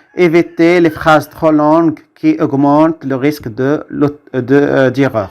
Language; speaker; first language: French; non-native, local second language; Arabic